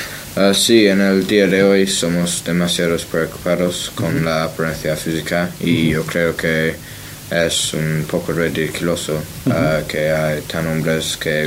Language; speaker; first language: Spanish; non-native, learner; English